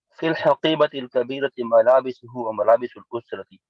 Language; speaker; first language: Arabic; non-native, learner; English